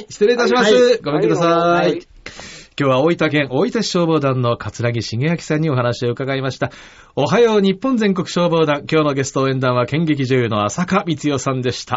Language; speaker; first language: Japanese; native; Japanese